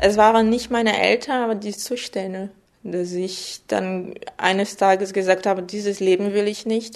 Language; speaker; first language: German; non-native, fluent; Portuguese